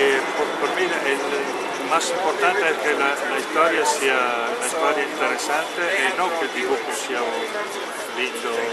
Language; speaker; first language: Spanish; non-native, learner; Italian